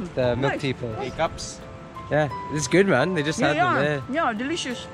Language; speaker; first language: English; native; English